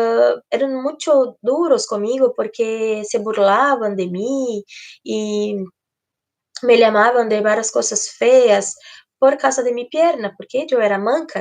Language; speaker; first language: Spanish; non-native, fluent; Portuguese